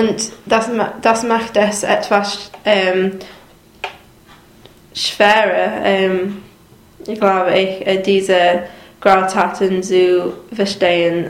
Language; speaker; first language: German; non-native, learner; English